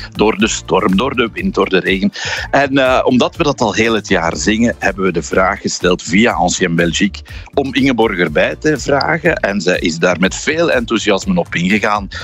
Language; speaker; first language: Dutch; native; Dutch